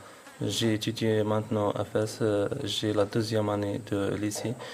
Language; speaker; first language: French; non-native, learner; Arabic